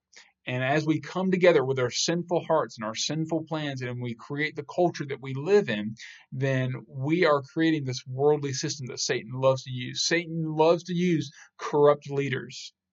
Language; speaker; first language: English; native; English